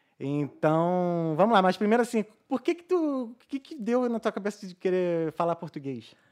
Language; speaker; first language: Portuguese; native; Portuguese